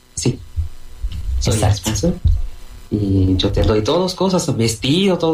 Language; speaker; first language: Spanish; non-native, fluent; Bangla